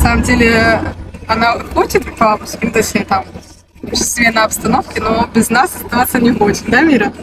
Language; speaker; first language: Russian; native; Russian